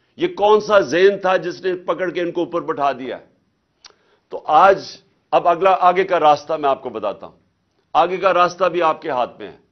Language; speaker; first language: Urdu; native; Urdu